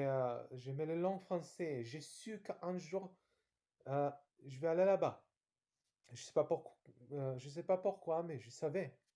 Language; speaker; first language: French; non-native, fluent; Serbian